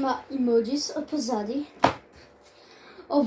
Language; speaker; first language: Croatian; early bilingual, heritage; Croatian